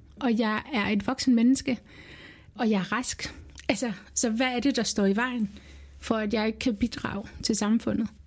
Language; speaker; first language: Danish; early bilingual, other home language; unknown